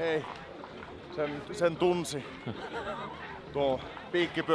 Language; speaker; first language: Finnish; native; Finnish